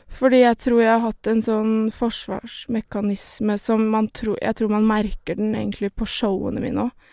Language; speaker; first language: Norwegian; native; Norwegian